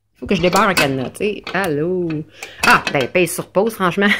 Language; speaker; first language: French; native; French